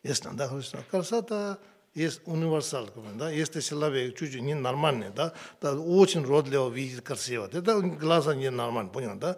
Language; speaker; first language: Russian; non-native, learner; Tibetan